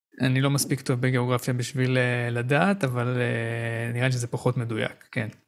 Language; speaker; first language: Hebrew; native; Hebrew